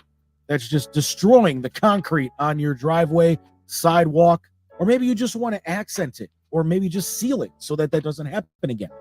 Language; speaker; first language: English; native; English